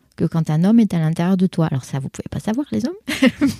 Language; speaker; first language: French; native; French